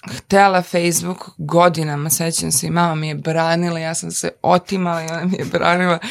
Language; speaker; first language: Serbian; native; Serbian